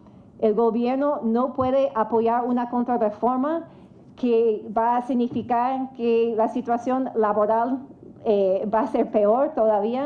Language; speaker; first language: Spanish; non-native, fluent; English